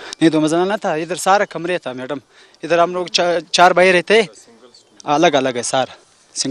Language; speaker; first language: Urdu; non-native, local second language; Pashto